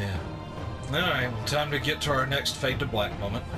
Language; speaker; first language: English; native; English